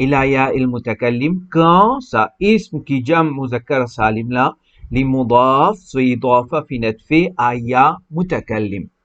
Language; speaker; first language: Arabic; non-native, fluent; Morisyen